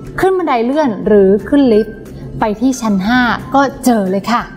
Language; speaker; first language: Thai; native; Thai